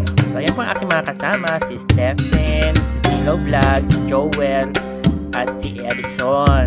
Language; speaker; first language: Filipino; native; Filipino